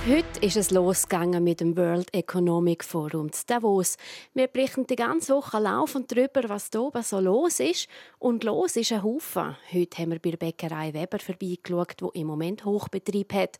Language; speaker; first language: German; native; German